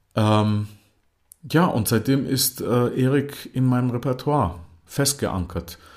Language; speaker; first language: German; non-native, fluent; Croatian